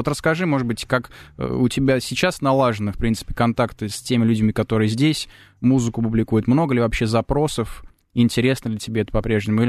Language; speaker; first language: Russian; native; Russian